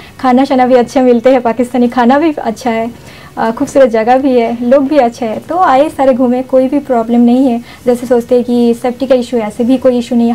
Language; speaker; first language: Urdu; non-native, fluent; Bangla